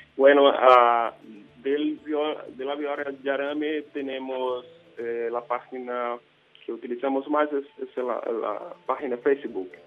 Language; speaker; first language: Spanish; non-native, fluent; Portuguese